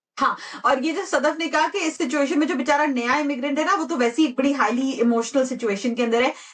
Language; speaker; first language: Urdu; native; Urdu